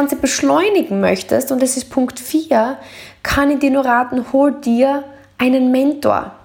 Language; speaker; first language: German; native; German